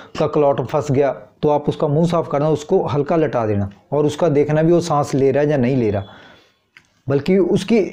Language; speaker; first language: Hindi; non-native, local second language; Punjabi